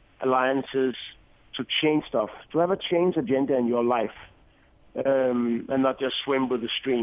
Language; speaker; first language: English; non-native, fluent; Danish